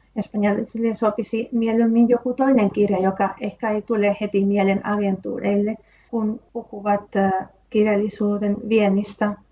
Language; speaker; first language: Finnish; non-native, fluent; Spanish